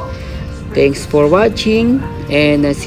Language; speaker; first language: English; non-native, local second language; Filipino